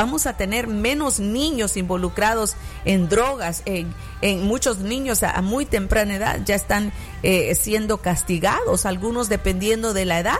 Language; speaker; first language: Spanish; native; Spanish